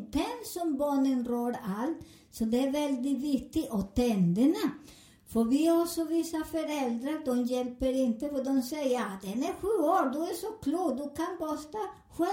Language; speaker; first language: Swedish; non-native, learner; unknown